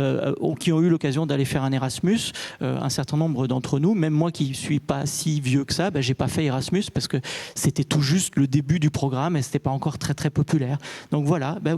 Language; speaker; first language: French; native; French